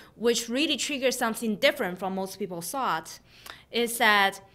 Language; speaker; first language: English; non-native, fluent; Chinese